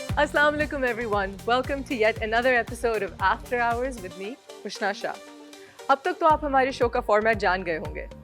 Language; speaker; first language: Urdu; native; Urdu